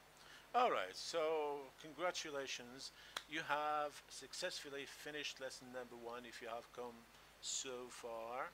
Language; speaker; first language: English; non-native, local second language; Arabic